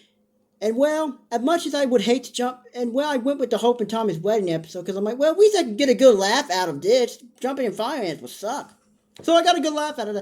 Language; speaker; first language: English; native; English